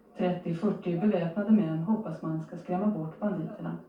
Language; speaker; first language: Swedish; native; Swedish